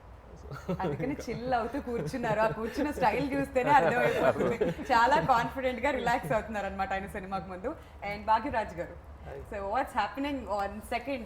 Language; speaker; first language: Telugu; native; Telugu